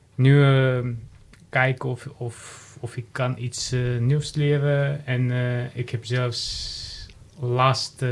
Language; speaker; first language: Dutch; non-native, fluent; Armenian